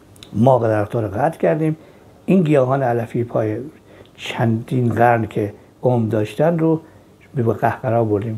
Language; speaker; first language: Persian; native; Persian